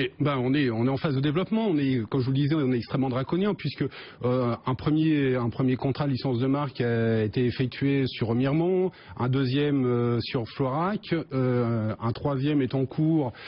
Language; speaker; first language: French; native; French